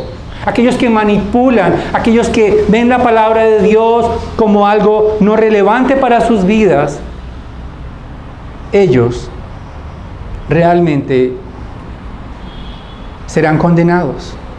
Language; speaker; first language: Spanish; native; Spanish